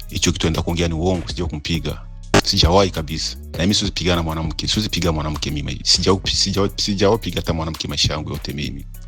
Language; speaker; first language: Swahili; non-native, local second language; Rundi